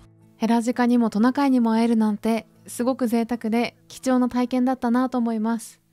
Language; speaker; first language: Japanese; native; Japanese